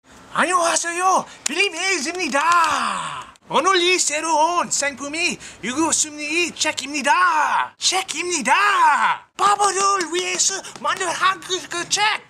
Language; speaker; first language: Korean; non-native, learner; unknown